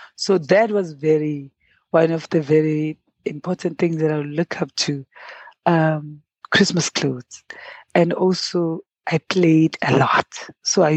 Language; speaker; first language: English; non-native, local second language; Zulu